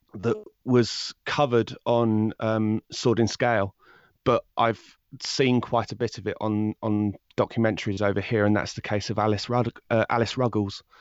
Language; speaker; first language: English; native; English